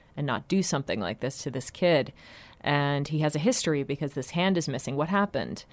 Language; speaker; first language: English; native; English